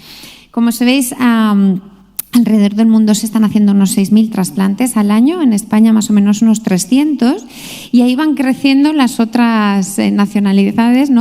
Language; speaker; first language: Spanish; native; Spanish